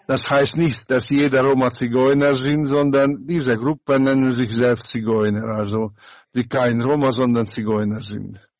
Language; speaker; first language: German; non-native, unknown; Hungarian